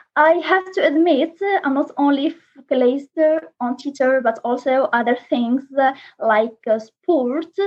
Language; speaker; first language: English; non-native, learner; Arabic